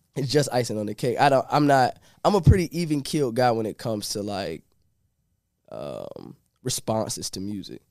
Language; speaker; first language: English; native; English